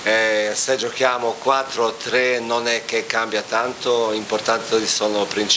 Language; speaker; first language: Italian; non-native, fluent; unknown